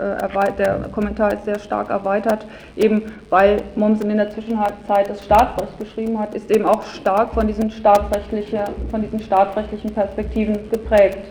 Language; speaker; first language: German; native; German